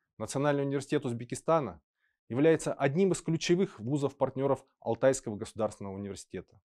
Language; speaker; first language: Russian; native; Russian